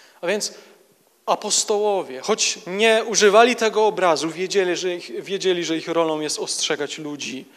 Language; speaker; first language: Polish; native; Polish